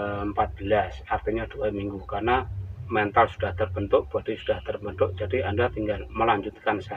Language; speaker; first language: Indonesian; native; Indonesian